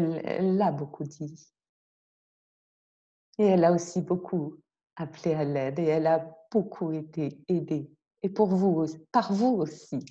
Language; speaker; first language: French; native; French